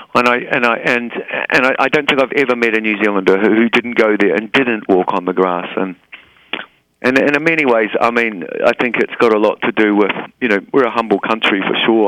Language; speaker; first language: English; native; English